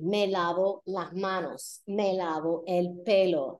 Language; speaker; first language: Spanish; non-native, fluent; English